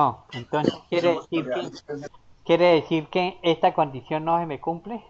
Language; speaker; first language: Spanish; native; Spanish